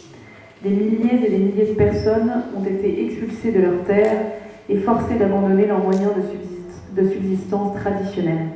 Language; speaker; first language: French; native; French